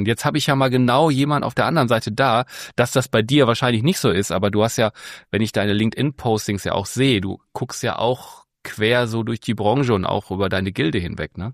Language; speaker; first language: German; native; German